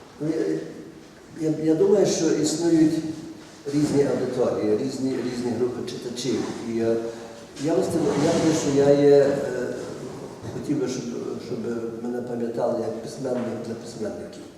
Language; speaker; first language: Ukrainian; early bilingual, heritage; Ukrainian